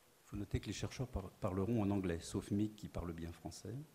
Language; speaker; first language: French; native; French